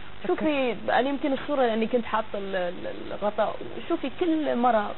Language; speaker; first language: Arabic; native; Arabic